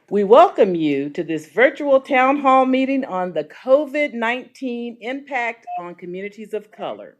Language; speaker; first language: English; native; English